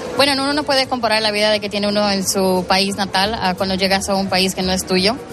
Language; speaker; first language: Spanish; early bilingual, heritage; Spanish